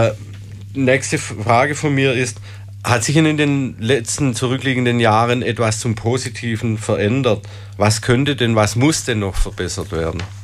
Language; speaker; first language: German; native; German